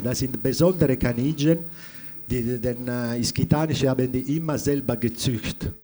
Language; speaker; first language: German; non-native, fluent; Italian